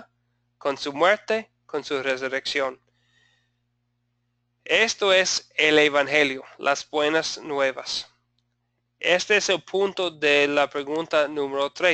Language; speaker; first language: Spanish; non-native, fluent; English